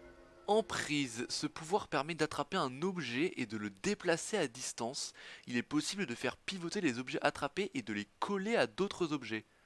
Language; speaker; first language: French; native; French